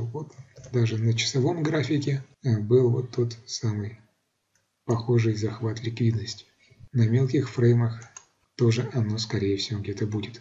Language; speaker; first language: Russian; native; Russian